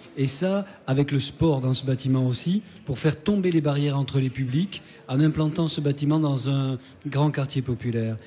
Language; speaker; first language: French; native; French